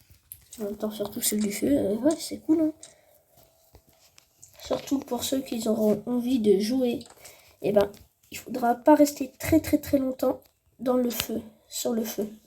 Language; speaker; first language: French; native; French